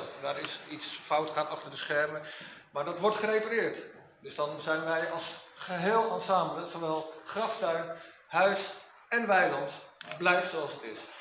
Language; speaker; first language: Dutch; native; Dutch